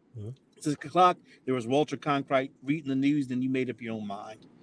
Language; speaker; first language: English; native; English